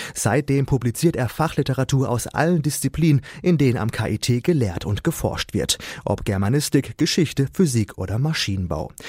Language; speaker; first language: German; native; German